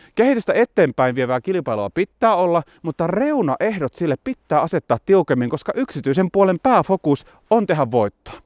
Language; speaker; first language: Finnish; native; Finnish